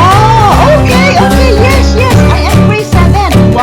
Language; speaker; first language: English; non-native, learner; Thai